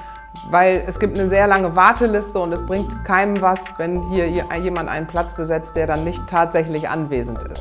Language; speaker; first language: German; native; German